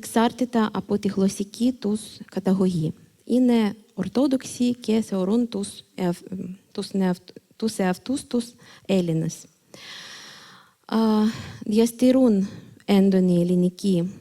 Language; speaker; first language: Greek; non-native, fluent; Ukrainian